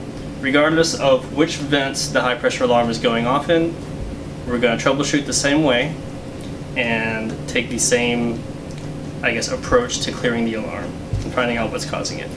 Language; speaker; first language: English; native; English